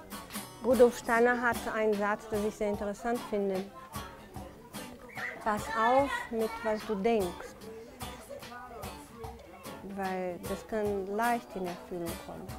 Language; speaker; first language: German; non-native, fluent; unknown